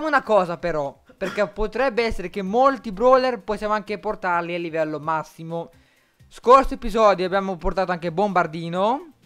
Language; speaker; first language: Italian; native; Italian